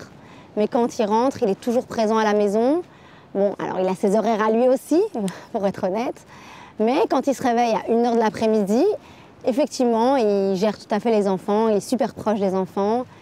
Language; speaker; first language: French; native; French